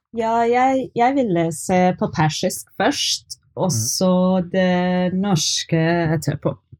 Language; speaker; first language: Norwegian; non-native, learner; Persian